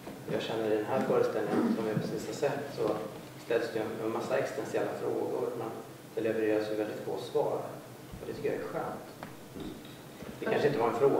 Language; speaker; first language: Swedish; native; Swedish